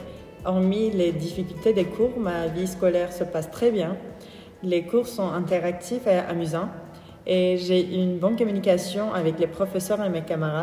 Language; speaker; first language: French; non-native, fluent; Turkish